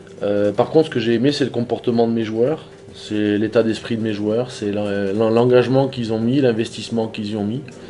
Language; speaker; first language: French; native; French